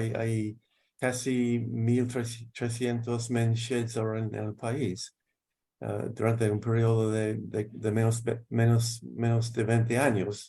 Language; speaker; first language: Spanish; non-native, fluent; English